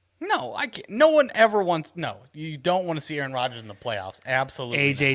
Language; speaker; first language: English; native; English